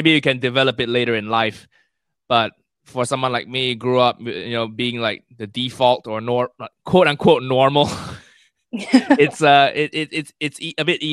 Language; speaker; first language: English; non-native, local second language; Cantonese